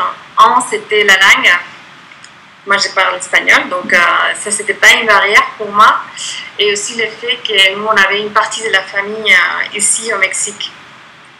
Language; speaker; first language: French; non-native, fluent; Spanish